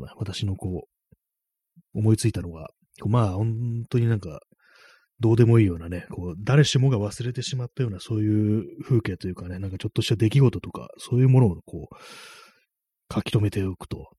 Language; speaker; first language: Japanese; native; Japanese